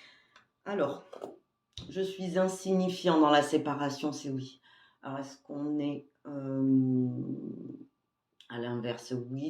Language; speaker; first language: French; native; French